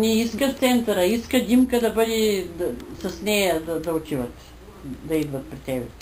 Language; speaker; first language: Bulgarian; native; Bulgarian